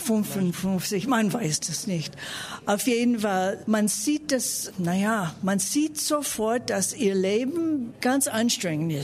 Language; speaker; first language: German; non-native, fluent; English